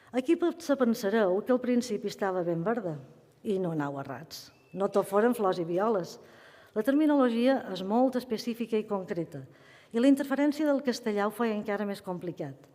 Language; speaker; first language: Catalan; native; Catalan